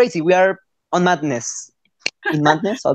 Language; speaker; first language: English; non-native, learner; Spanish